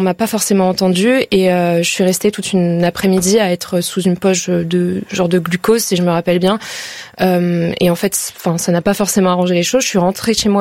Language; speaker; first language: French; native; French